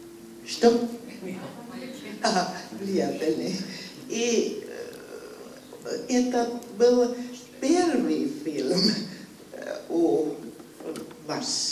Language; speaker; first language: Russian; non-native, learner; Finnish